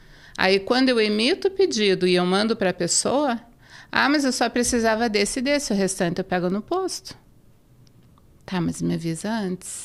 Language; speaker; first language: Portuguese; native; Portuguese